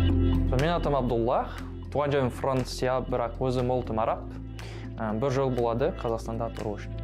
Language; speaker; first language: Kazakh; non-native, learner; French